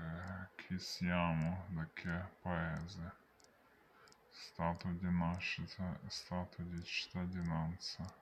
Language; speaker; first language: Italian; non-native, learner; Ukrainian